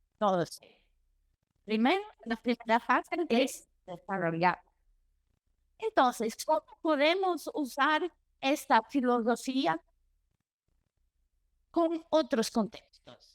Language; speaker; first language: Spanish; non-native, learner; Portuguese